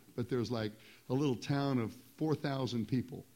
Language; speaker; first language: English; native; English